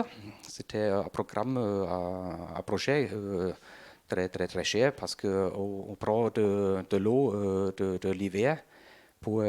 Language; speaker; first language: French; non-native, learner; German